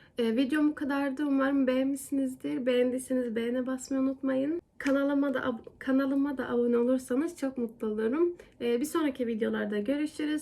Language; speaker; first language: Turkish; early bilingual, heritage; Turkish